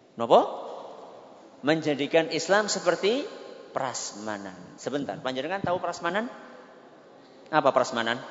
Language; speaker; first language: Indonesian; non-native, local second language; Javanese